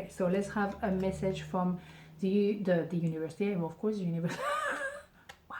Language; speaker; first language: English; non-native, fluent; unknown